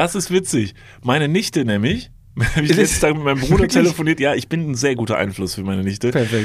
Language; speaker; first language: German; native; German